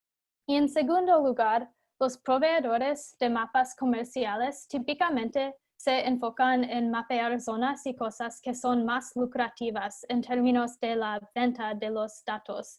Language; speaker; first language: Spanish; non-native, fluent; English